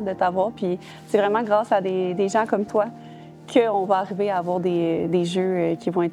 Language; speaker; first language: French; native; French